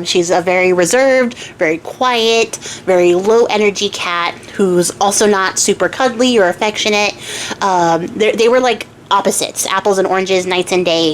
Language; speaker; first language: English; native; English